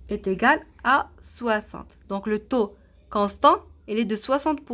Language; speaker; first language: French; non-native, local second language; Arabic